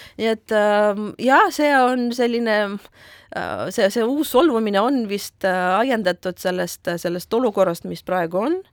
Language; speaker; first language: Estonian; non-native, local second language; Russian